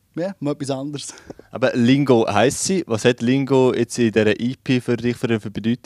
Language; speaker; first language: German; native; German